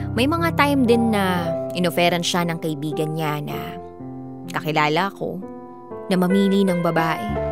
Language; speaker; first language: Filipino; native; Filipino